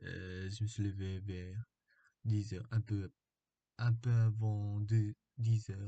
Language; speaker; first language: French; non-native, learner; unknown